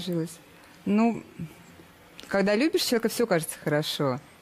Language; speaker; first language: Russian; native; Russian